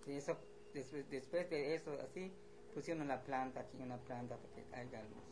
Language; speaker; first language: Spanish; non-native, local second language; Yucateco